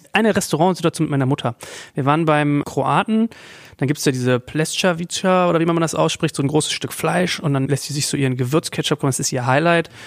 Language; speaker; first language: German; native; German